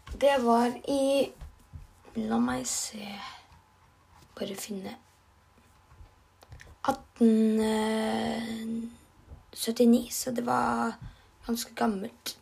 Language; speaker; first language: Norwegian; non-native, learner; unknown